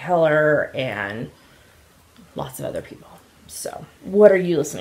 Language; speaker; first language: English; native; English